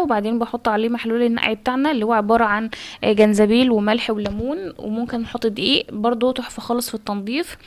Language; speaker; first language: Arabic; native; Arabic